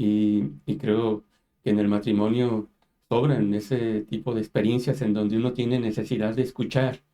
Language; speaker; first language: Spanish; native; Spanish